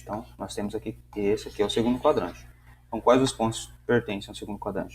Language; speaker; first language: Portuguese; native; Portuguese